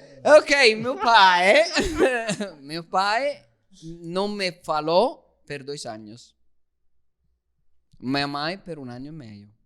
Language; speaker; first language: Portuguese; non-native, learner; Italian